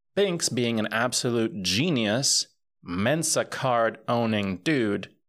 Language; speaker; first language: English; early bilingual, other home language; Spanish